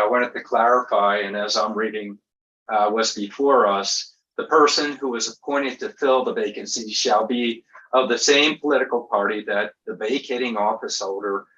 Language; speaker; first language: English; native; English